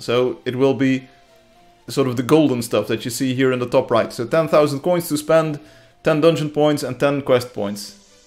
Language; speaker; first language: English; non-native, fluent; Dutch